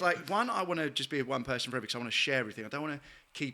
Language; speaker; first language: English; native; English